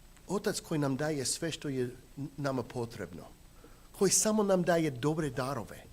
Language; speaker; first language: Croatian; non-native, fluent; English